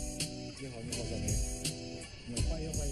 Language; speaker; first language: Chinese; native; Chinese